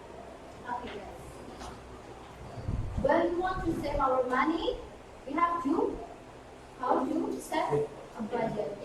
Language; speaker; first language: English; non-native, learner; Indonesian